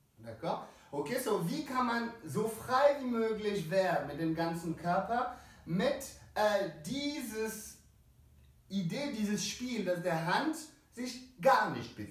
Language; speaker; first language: German; non-native, fluent; French